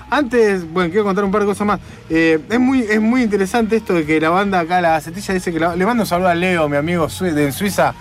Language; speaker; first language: Spanish; native; Spanish